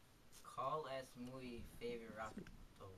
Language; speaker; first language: Spanish; non-native, learner; English